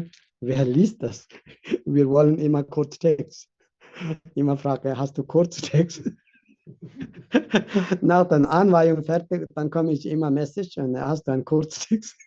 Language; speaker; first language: German; non-native, fluent; Tibetan